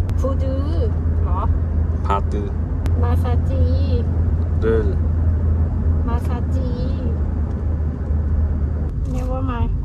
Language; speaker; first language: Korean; non-native, learner; Thai